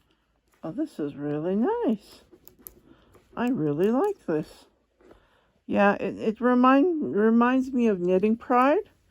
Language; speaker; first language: English; non-native, fluent; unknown